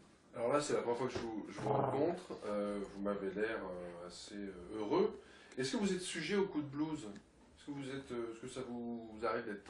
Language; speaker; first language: French; native; French